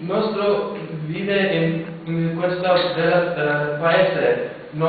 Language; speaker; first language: Italian; non-native, learner; English